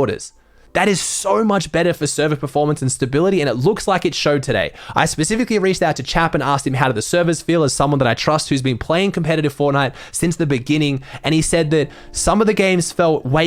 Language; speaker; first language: English; native; English